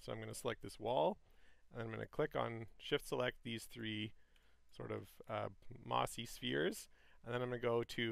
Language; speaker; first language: English; native; English